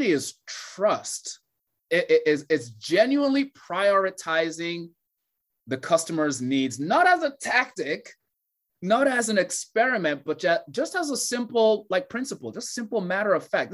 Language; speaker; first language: English; non-native, local second language; Yoruba